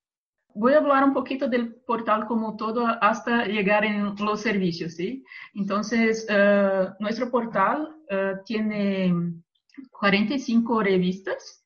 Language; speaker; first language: Spanish; non-native, fluent; Portuguese